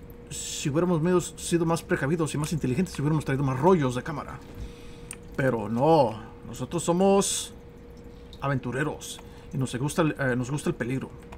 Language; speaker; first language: Spanish; native; Spanish